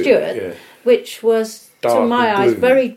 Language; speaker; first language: English; native; English